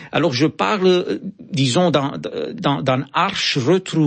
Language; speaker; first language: French; non-native, fluent; Romanian